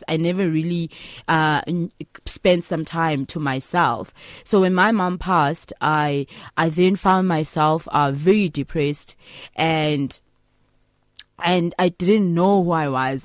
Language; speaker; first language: English; non-native, local second language; Xhosa